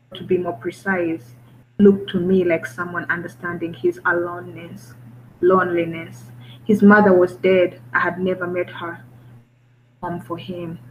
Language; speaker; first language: English; non-native, local second language; Kinyarwanda